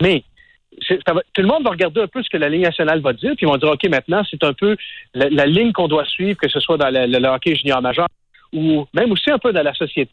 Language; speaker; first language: French; native; French